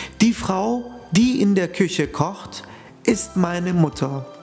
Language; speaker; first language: German; non-native, fluent; Turkish